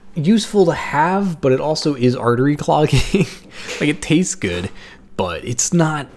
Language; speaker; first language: English; native; English